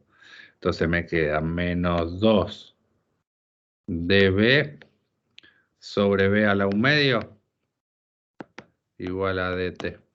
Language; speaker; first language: Spanish; native; Spanish